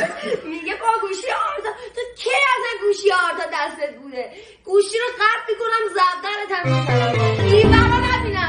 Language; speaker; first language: Persian; native; Persian